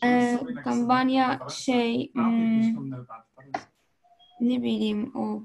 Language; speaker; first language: Turkish; non-native, learner; Arabic